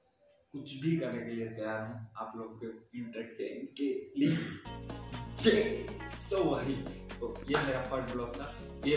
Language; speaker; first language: Hindi; non-native, local second language; Bangla